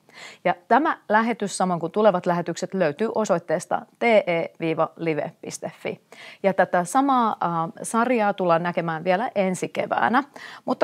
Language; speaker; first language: Finnish; native; Finnish